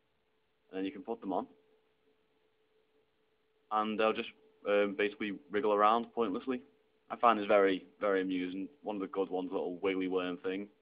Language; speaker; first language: English; native; English